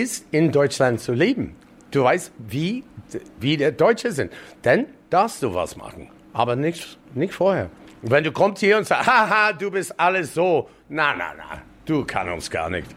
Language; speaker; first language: German; non-native, learner; English